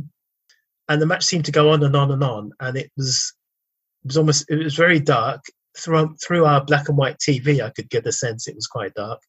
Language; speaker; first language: English; native; English